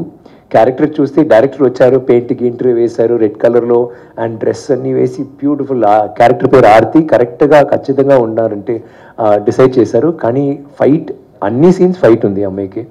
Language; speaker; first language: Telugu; non-native, fluent; Tamil